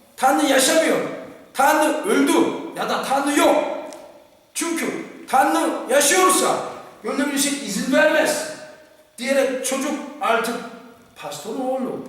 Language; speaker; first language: Turkish; non-native, fluent; Korean